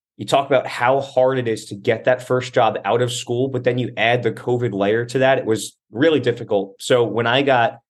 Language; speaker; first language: English; native; English